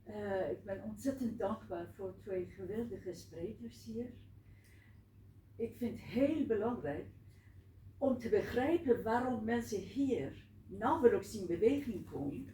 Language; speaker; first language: Dutch; non-native, learner; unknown